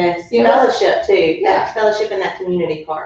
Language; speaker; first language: English; native; English